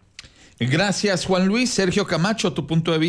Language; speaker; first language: Spanish; native; Spanish